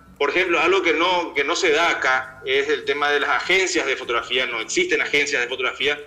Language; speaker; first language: Spanish; native; Spanish